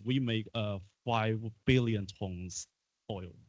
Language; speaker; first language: English; non-native, learner; Chinese